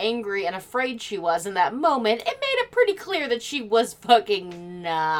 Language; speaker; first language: English; native; English